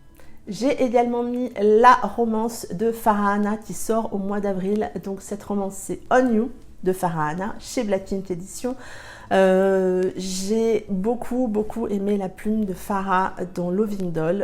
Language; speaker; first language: French; native; French